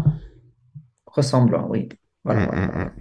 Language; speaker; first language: French; non-native, fluent; English